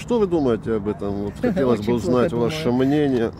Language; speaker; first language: Russian; native; Russian